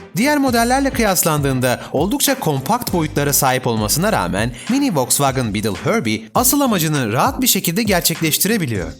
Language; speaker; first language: Turkish; native; Turkish